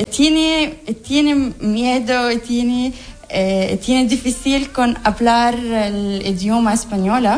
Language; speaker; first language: Spanish; non-native, learner; Arabic